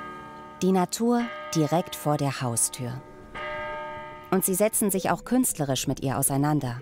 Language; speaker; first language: German; native; German